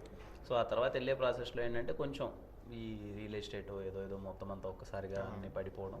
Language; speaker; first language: Telugu; native; Telugu